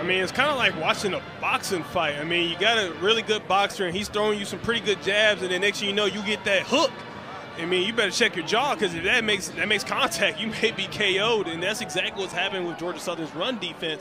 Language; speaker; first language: English; native; English